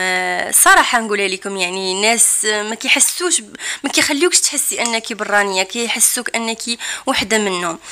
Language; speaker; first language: Arabic; native; Arabic